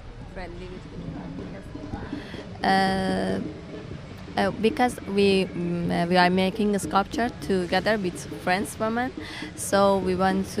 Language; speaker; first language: English; non-native, learner; Persian